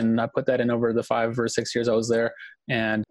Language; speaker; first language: English; native; English